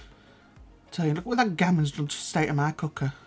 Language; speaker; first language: English; native; English